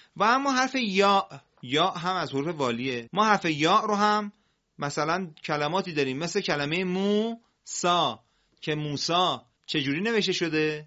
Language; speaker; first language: Persian; native; Persian